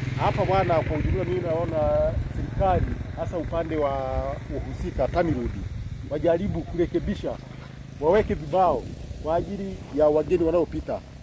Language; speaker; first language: Swahili; native; Swahili